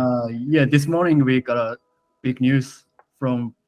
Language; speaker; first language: English; non-native, learner; Japanese